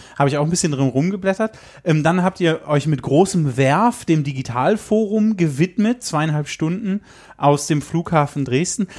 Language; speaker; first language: German; native; German